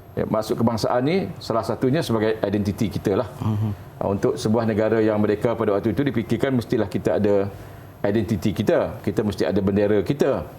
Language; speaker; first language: Malay; native; Malay